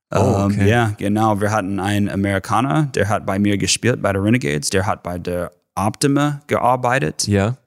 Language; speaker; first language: German; non-native, fluent; English